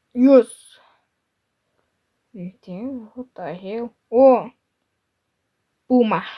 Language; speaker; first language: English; non-native, learner; Lithuanian